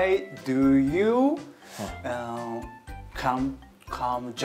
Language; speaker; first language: English; non-native, learner; Japanese